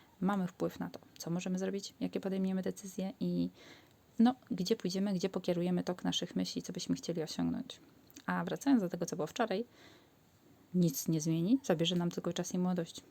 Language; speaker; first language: Polish; native; Polish